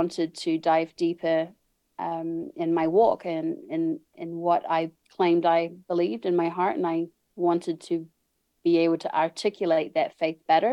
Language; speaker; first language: English; native; English